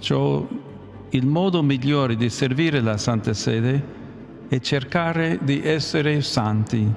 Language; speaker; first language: Italian; non-native, fluent; English